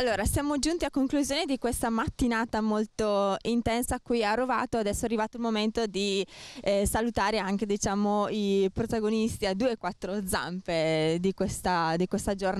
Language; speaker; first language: Italian; native; Italian